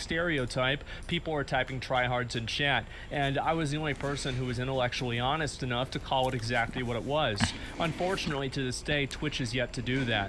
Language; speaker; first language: English; native; English